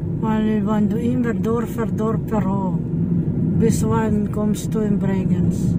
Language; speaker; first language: German; non-native, learner; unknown